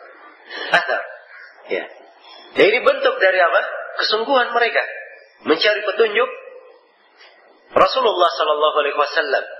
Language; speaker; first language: Indonesian; native; Indonesian